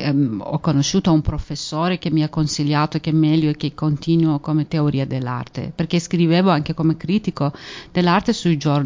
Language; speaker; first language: Italian; non-native, fluent; Persian